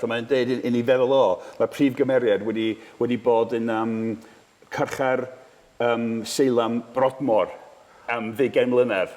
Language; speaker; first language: Welsh; non-native, fluent; English